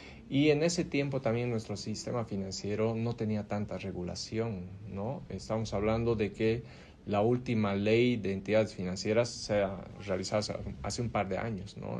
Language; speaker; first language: Spanish; native; Spanish